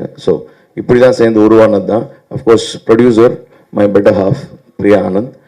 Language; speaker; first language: Tamil; native; Tamil